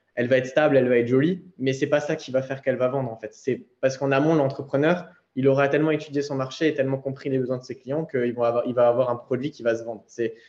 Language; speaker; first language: French; native; French